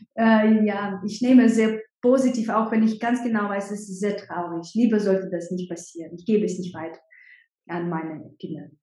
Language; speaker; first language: German; non-native, fluent; Russian